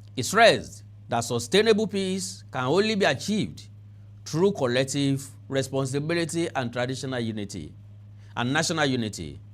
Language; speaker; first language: English; non-native, local second language; Yoruba